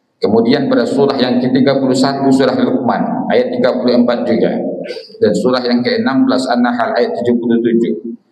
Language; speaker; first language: Malay; non-native, local second language; Minangkabau